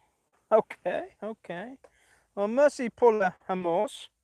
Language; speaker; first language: French; non-native, learner; English